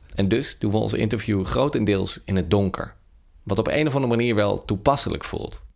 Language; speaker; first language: Dutch; native; Dutch